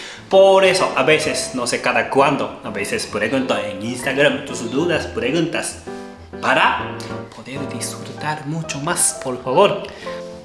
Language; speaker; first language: Spanish; non-native, learner; Japanese